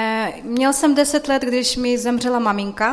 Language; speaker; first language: Czech; non-native, fluent; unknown